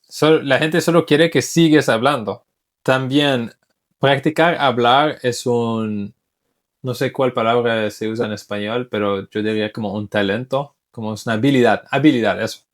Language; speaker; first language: Spanish; non-native, fluent; English